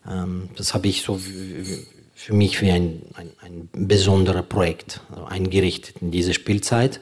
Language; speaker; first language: German; non-native, fluent; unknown